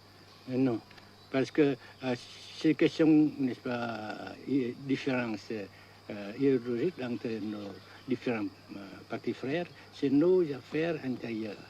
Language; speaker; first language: French; non-native, local second language; Vietnamese